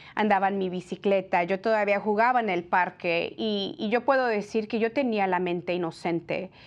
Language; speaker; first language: Spanish; early bilingual, heritage; Spanish